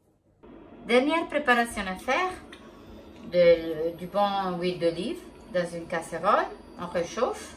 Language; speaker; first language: French; non-native, fluent; Italian